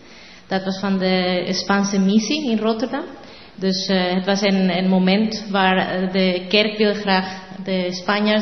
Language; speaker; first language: Dutch; non-native, learner; Spanish